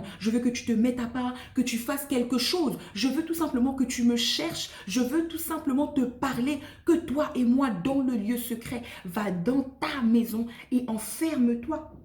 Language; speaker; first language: French; native; French